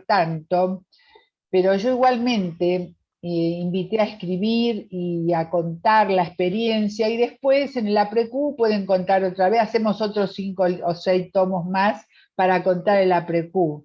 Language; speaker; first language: Spanish; native; Spanish